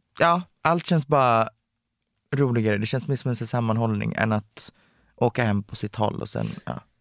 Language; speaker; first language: Swedish; native; Swedish